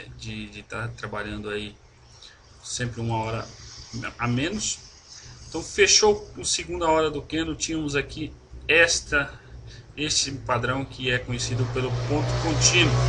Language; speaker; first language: Portuguese; native; Portuguese